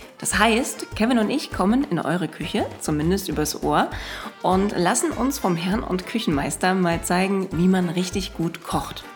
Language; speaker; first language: German; native; German